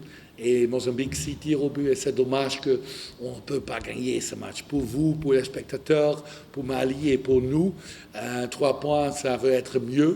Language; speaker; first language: French; non-native, learner; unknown